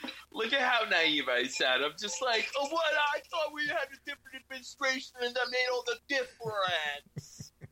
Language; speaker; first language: English; early bilingual, other home language; Spanish